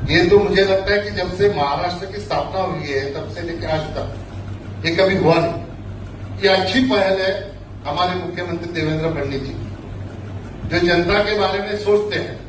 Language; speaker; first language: Hindi; non-native, local second language; Marathi